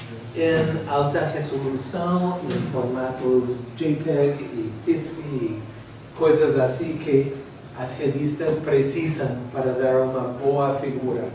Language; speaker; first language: Portuguese; non-native, fluent; English